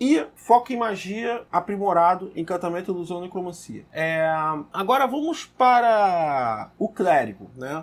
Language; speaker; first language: Portuguese; native; Portuguese